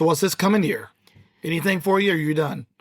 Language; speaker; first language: English; native; English